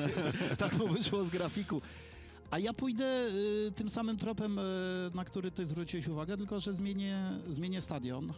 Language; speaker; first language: Polish; native; Polish